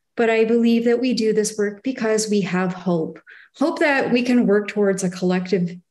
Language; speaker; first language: English; native; English